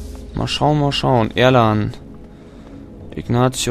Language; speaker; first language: German; native; German